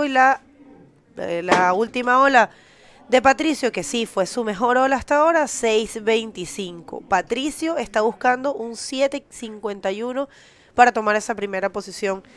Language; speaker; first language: Spanish; native; Spanish